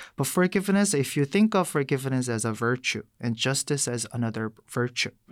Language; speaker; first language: English; non-native, fluent; Korean